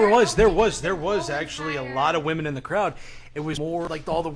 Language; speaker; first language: English; native; English